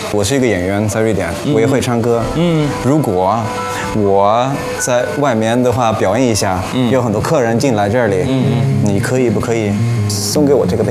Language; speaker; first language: Chinese; non-native, learner; Swedish